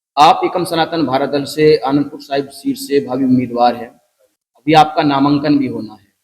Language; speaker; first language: Hindi; native; Hindi